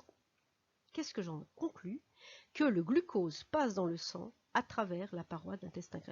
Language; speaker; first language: French; native; French